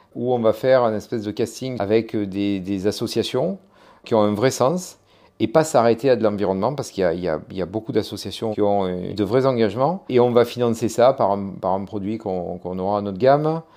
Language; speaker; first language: French; native; French